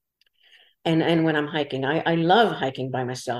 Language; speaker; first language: English; non-native, fluent; Hebrew